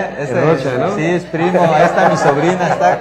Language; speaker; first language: Spanish; native; Spanish